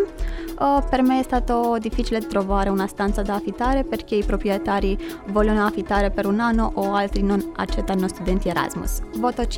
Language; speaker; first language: Italian; non-native, fluent; Romanian